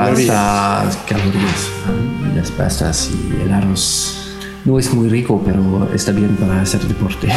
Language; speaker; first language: Spanish; non-native, fluent; French